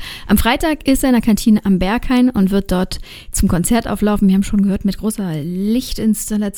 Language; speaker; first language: German; native; German